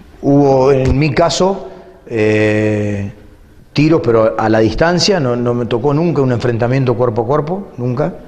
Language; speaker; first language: Spanish; native; Spanish